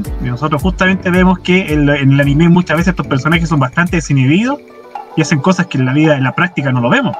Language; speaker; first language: Spanish; native; Spanish